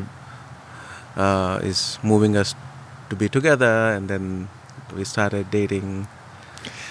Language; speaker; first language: English; non-native, local second language; Telugu